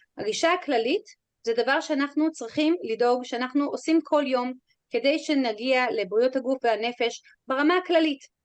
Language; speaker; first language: Hebrew; non-native, fluent; English